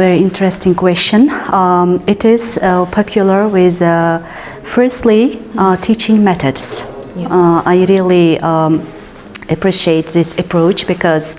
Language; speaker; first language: English; non-native, fluent; Uzbek